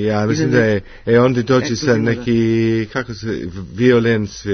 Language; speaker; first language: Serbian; non-native, learner; English